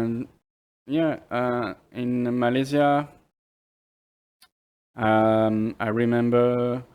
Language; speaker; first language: English; non-native, fluent; French